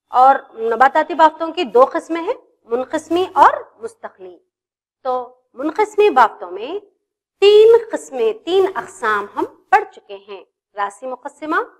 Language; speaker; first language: Urdu; native; Urdu